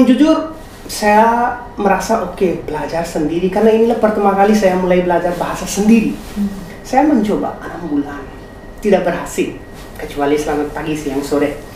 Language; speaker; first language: Indonesian; non-native, fluent; Hindi